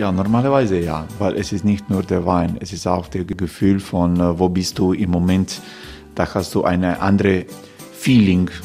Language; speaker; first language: German; non-native, fluent; Croatian